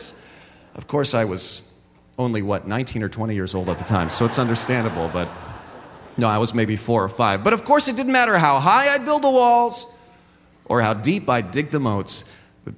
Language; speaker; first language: English; native; English